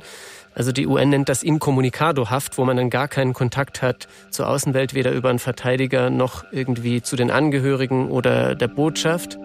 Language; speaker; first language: German; native; German